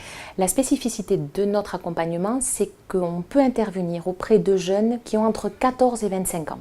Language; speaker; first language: French; native; French